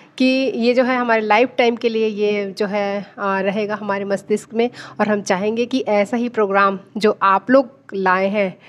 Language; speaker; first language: Hindi; native; Hindi